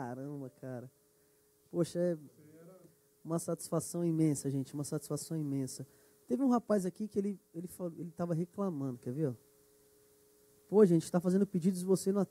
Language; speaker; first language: Portuguese; native; Portuguese